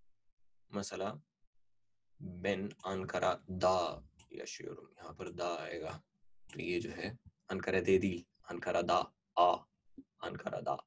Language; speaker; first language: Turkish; non-native, fluent; Urdu